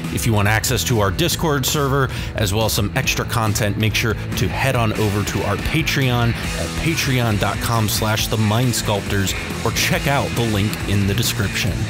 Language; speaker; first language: English; native; English